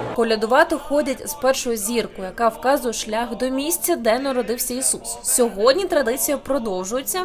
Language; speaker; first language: Ukrainian; native; Ukrainian